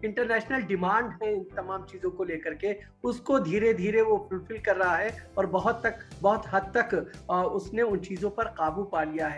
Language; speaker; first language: Hindi; native; Hindi